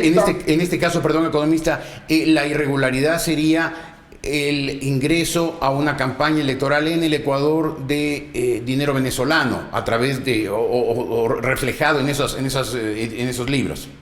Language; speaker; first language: Spanish; native; Spanish